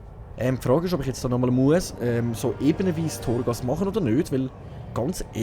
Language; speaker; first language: German; native; German